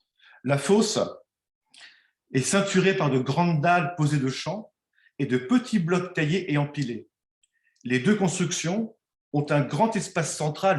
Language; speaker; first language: French; native; French